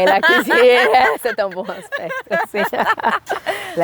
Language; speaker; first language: French; non-native, fluent; Portuguese